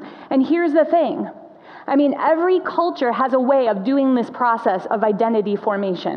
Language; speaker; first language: English; native; English